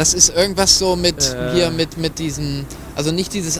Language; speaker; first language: German; native; German